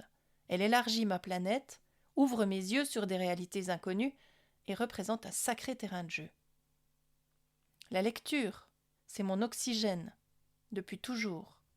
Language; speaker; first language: French; native; French